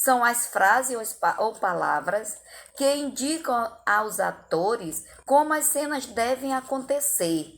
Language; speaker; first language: Portuguese; native; Portuguese